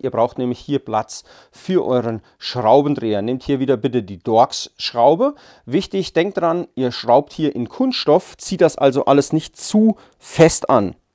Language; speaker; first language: German; native; German